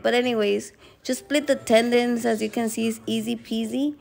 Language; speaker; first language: English; early bilingual, other home language; Spanish